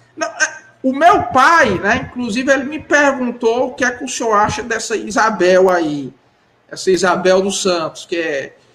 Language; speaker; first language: Portuguese; native; Portuguese